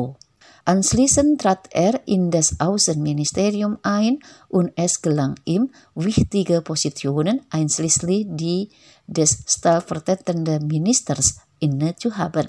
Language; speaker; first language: German; non-native, fluent; Indonesian